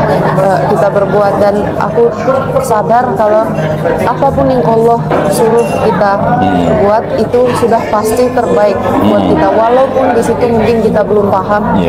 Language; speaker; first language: Indonesian; non-native, fluent; Finnish